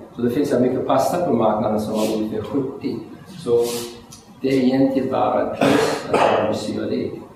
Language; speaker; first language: Swedish; non-native, fluent; German